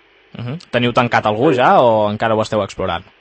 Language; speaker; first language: Catalan; native; Catalan